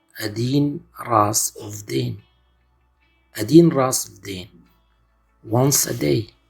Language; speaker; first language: Russian; non-native, fluent; Arabic